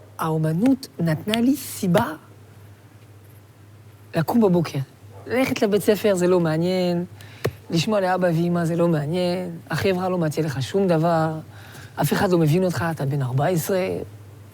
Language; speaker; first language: Hebrew; non-native, fluent; French